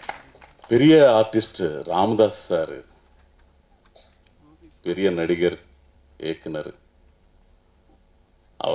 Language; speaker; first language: Tamil; non-native, learner; Telugu